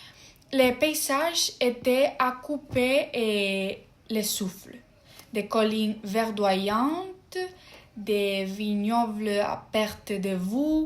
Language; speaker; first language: French; non-native, fluent; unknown